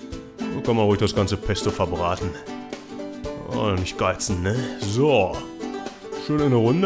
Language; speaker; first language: German; native; German